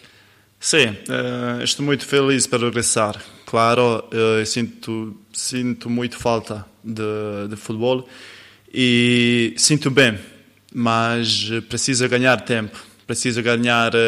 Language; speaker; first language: Portuguese; non-native, learner; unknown